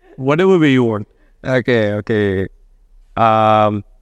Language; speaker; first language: English; non-native, fluent; Indonesian